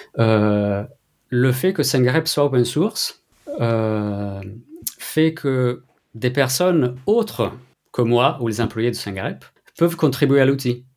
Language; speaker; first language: French; non-native, fluent; Italian